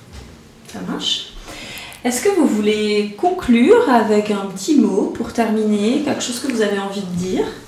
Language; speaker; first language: French; native; French